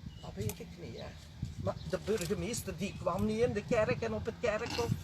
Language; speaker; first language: Dutch; native; Dutch